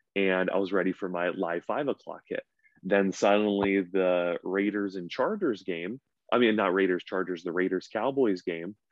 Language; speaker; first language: English; native; English